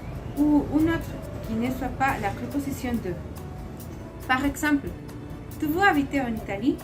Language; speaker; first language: French; non-native, learner; Spanish